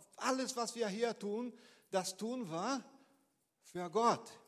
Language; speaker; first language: German; non-native, fluent; Portuguese